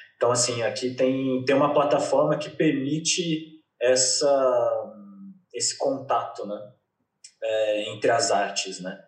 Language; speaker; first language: Portuguese; native; Portuguese